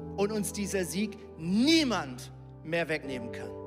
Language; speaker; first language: German; native; German